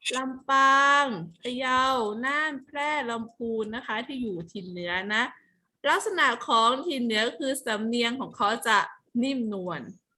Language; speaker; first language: Thai; native; Thai